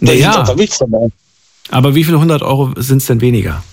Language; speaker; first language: German; native; German